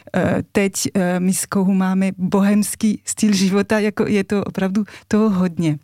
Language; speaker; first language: Czech; non-native, fluent; French